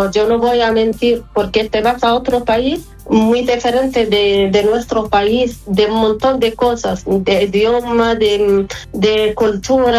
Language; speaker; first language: Spanish; non-native, fluent; Arabic